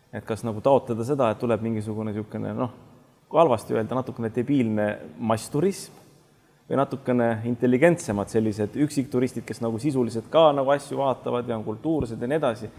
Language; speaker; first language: Estonian; native; Estonian